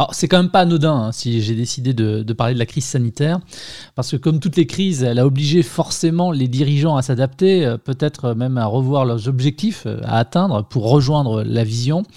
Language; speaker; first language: French; native; French